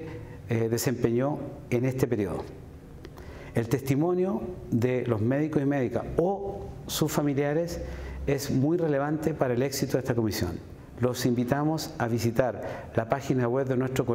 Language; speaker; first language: Spanish; native; Spanish